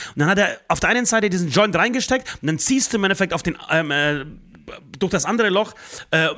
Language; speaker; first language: German; native; German